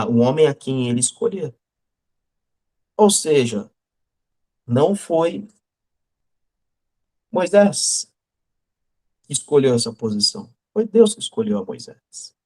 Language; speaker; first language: Portuguese; native; Portuguese